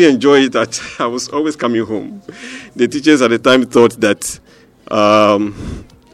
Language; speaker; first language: English; non-native, local second language; Ewe